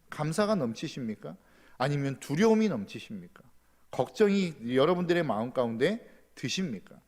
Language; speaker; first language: Korean; native; Korean